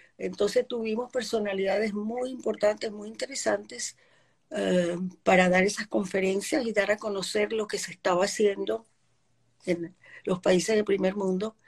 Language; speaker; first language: Spanish; early bilingual, other home language; Polish